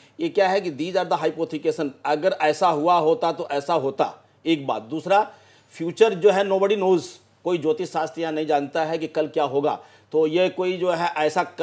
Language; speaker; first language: Hindi; native; Hindi